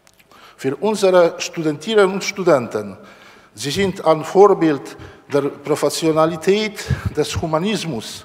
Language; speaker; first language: German; non-native, learner; Polish